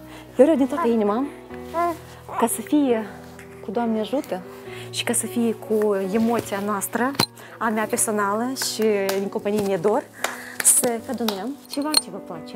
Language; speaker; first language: Romanian; native; Romanian